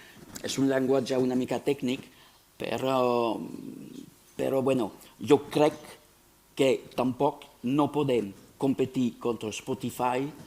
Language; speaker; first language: Catalan; non-native, fluent; French